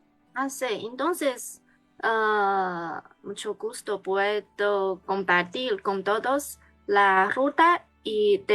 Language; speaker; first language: Spanish; non-native, learner; Chinese